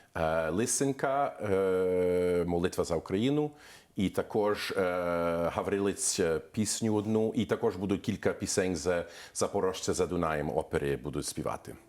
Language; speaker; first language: Ukrainian; early bilingual, heritage; Ukrainian